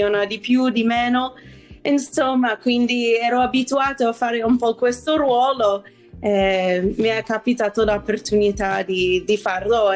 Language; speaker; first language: Italian; non-native, fluent; English